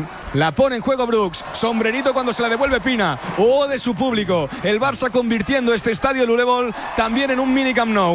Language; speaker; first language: Spanish; native; Spanish